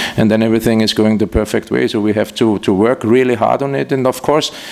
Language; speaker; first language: English; non-native, fluent; German